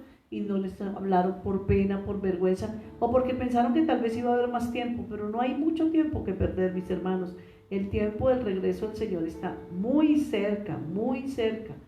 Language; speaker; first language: Spanish; native; Spanish